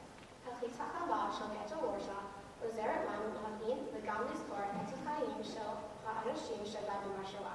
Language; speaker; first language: Hebrew; non-native, learner; English